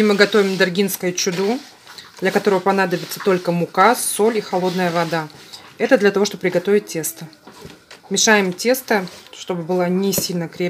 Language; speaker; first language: Russian; non-native, local second language; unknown